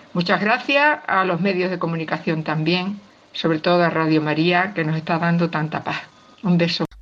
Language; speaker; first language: Spanish; native; Spanish